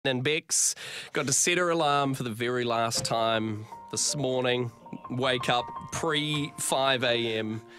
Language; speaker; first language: English; native; English